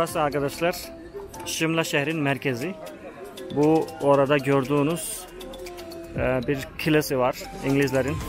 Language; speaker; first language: Turkish; non-native, fluent; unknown